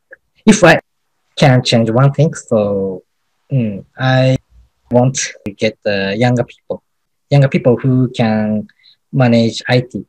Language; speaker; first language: English; non-native, learner; Japanese